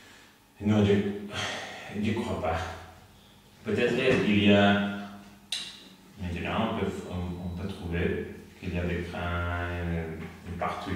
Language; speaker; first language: French; non-native, learner; Spanish